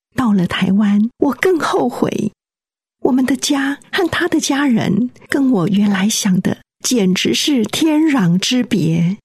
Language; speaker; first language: Chinese; native; Chinese